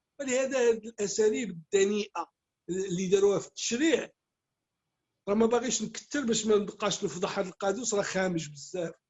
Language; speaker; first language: Arabic; native; Arabic